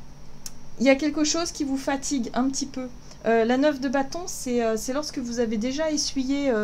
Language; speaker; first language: French; native; French